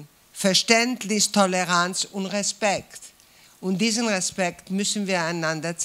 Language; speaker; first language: German; non-native, fluent; Greek